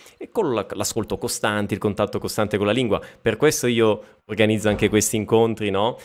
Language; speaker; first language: Italian; native; Italian